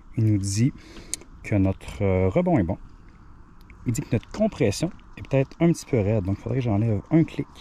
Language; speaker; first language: French; native; French